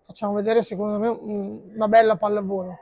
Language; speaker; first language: Italian; native; Italian